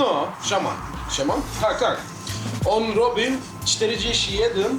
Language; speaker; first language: Polish; non-native, learner; Turkish